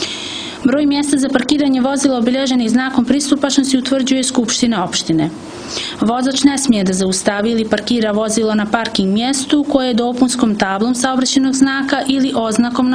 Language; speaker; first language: Croatian; native; Croatian